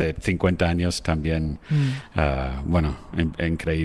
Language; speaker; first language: Spanish; non-native, fluent; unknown